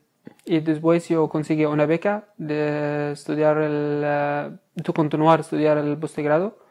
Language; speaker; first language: Spanish; non-native, fluent; Arabic